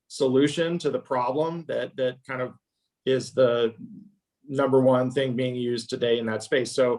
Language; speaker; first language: English; native; English